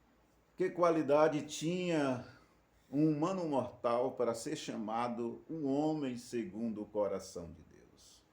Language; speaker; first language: Portuguese; native; Portuguese